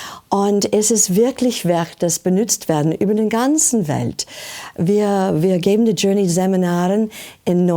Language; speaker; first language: German; non-native, learner; English